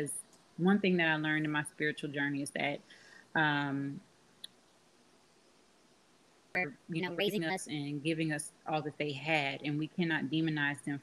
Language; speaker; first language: English; native; English